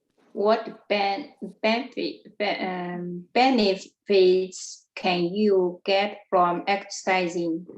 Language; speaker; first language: English; non-native, learner; Chinese